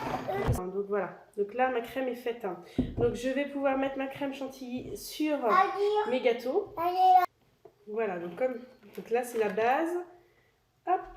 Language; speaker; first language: French; native; French